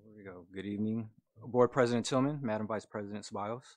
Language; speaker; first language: English; native; English